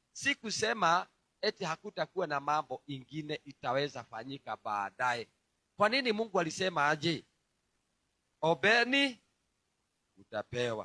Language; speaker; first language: Swahili; non-native, local second language; Kikuyu